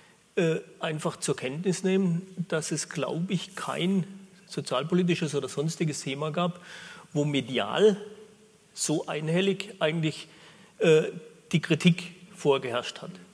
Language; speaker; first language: German; native; German